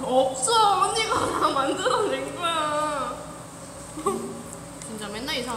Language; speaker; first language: Korean; non-native, fluent; Thai